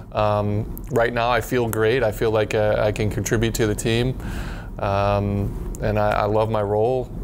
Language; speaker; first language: English; native; English